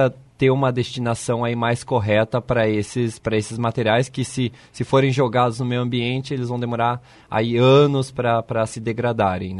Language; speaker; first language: Portuguese; native; Portuguese